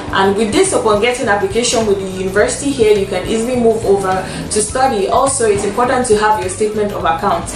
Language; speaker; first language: English; non-native, local second language; Igbo